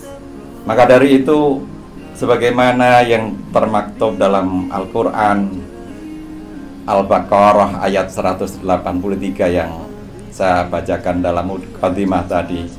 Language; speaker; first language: Indonesian; native; Indonesian